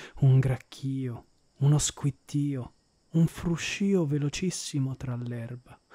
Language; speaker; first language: Italian; native; Italian